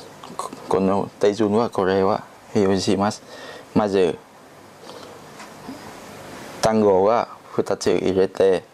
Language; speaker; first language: Japanese; non-native, learner; Vietnamese